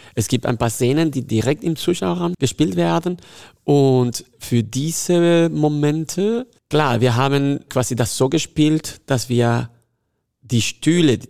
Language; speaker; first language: German; non-native, fluent; Spanish